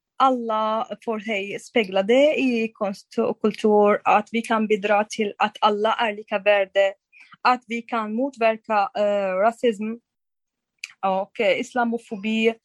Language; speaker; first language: Swedish; non-native, fluent; Arabic